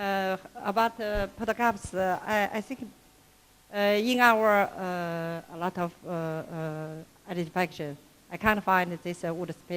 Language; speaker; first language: English; non-native, learner; Chinese